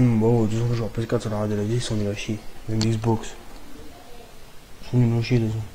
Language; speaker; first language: French; native; French